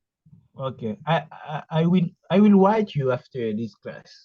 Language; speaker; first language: English; non-native, learner; Haitian Creole